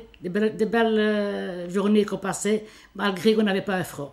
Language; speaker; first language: French; early bilingual, other home language; Italian